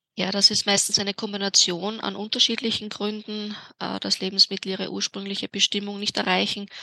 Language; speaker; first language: German; native; German